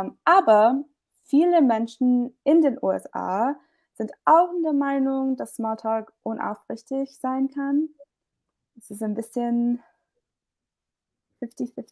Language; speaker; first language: German; non-native, fluent; English